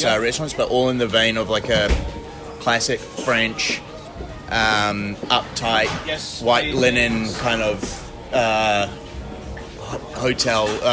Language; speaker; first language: English; native; English